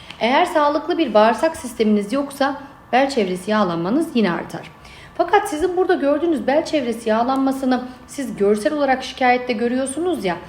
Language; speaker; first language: Turkish; native; Turkish